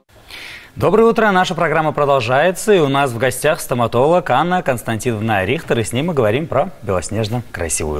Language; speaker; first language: Russian; native; Russian